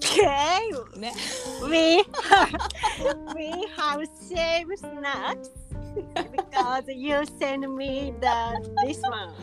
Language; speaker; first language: English; non-native, learner; Japanese